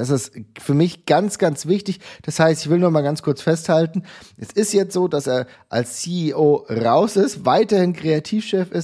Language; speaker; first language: German; native; German